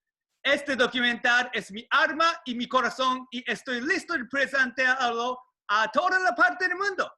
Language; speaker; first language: Spanish; non-native, learner; Japanese